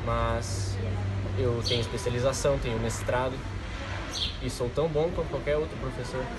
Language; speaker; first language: Portuguese; non-native, fluent; Spanish